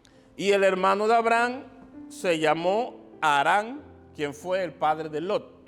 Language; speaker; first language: Spanish; native; Spanish